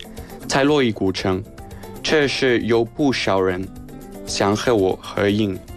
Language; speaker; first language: Chinese; non-native, fluent; Spanish